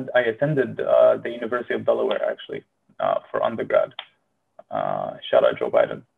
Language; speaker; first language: English; non-native, fluent; Arabic